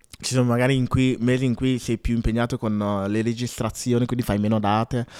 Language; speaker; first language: Italian; early bilingual, other home language; Akan